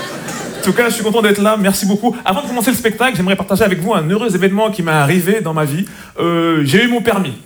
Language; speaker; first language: French; native; French